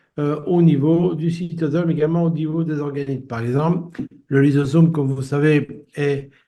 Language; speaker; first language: French; native; French